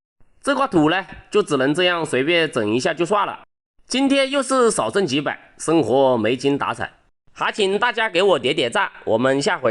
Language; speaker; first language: Chinese; native; Chinese